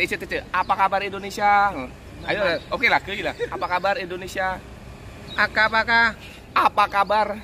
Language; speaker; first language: Indonesian; non-native, local second language; Javanese